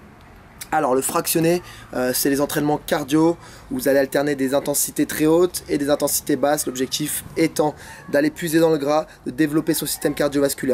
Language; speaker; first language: French; native; French